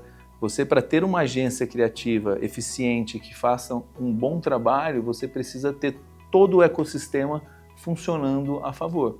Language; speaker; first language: Portuguese; native; Portuguese